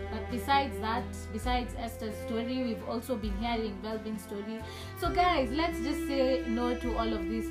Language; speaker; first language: English; non-native, local second language; Swahili